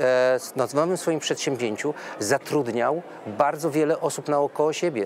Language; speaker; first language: Polish; native; Polish